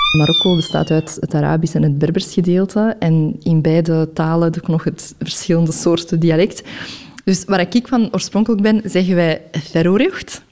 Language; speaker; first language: Dutch; early bilingual, other home language; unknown